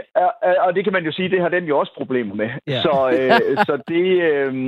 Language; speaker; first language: Danish; native; Danish